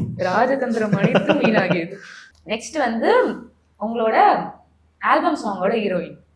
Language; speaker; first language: Tamil; native; Tamil